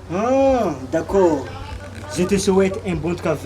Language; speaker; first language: French; non-native, local second language; Malagasy